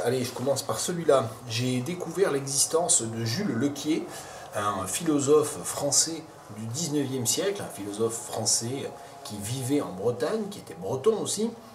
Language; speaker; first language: French; native; French